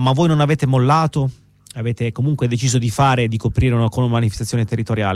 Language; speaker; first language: Italian; native; Italian